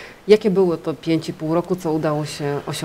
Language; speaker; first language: Polish; native; Polish